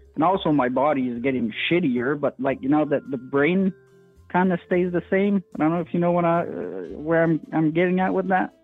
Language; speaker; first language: English; non-native, fluent; French